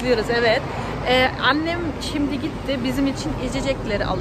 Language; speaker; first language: Turkish; non-native, learner; German